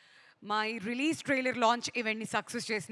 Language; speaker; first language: Telugu; native; Telugu